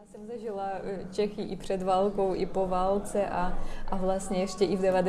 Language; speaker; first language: Czech; non-native, fluent; Russian